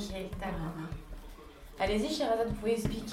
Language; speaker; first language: French; native; French